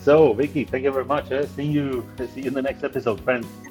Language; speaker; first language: English; non-native, fluent; Spanish